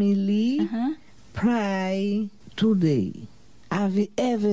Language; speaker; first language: English; non-native, learner; French